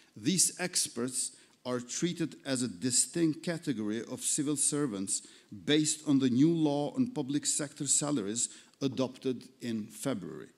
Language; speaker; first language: English; non-native, fluent; Albanian